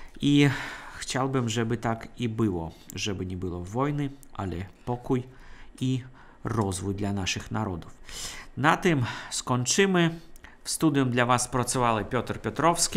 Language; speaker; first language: Polish; non-native, fluent; Russian